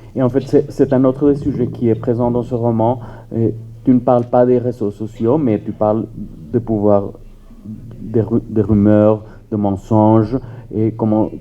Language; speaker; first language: French; non-native, fluent; Spanish